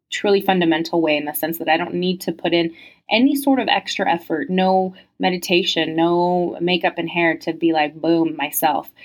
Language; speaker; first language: English; early bilingual, other home language; French